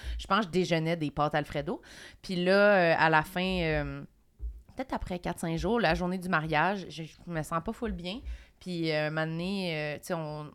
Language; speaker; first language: French; native; French